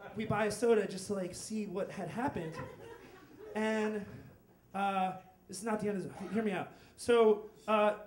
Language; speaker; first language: English; native; English